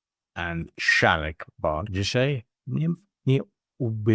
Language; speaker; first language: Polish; non-native, learner; English